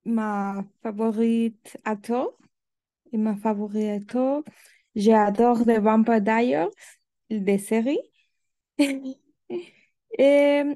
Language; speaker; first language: French; non-native, learner; Spanish